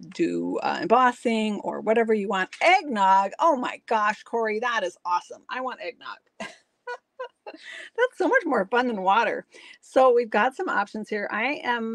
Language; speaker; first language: English; native; English